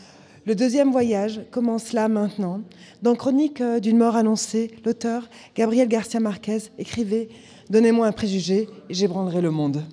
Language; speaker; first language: French; native; French